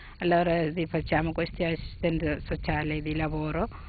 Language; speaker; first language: Italian; non-native, learner; Malayalam